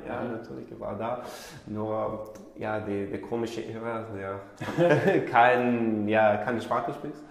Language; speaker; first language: German; non-native, learner; English